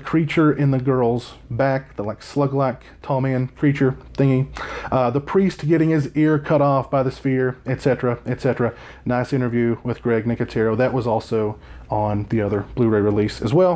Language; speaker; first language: English; native; English